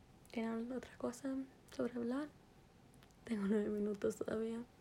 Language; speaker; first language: Spanish; early bilingual, heritage; Spanish